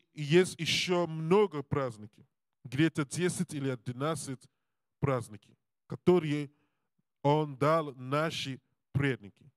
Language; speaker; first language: Russian; non-native, learner; English